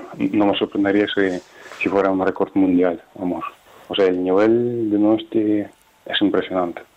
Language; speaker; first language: Spanish; non-native, fluent; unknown